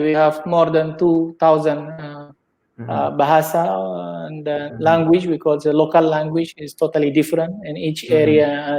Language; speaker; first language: English; non-native, learner; Indonesian